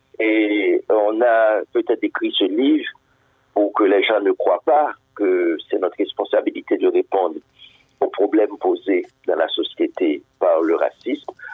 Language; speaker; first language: French; non-native, local second language; Haitian Creole